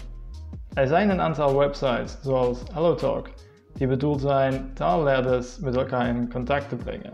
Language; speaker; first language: Dutch; non-native, fluent; English